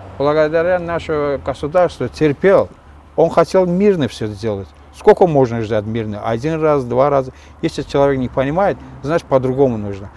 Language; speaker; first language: Russian; non-native, local second language; Azerbaijani